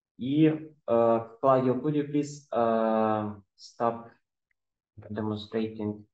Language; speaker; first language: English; non-native, fluent; Ukrainian